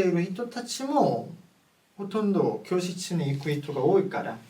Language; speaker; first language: Japanese; non-native, fluent; Korean